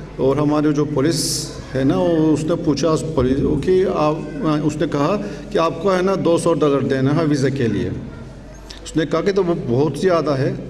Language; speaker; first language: Urdu; non-native, fluent; Turkish